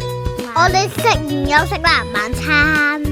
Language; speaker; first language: Chinese; native; Chinese